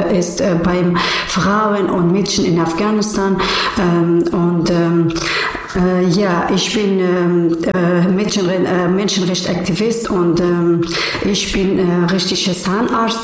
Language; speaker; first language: German; non-native, learner; Persian